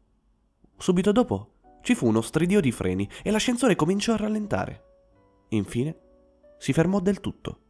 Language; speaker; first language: Italian; native; Italian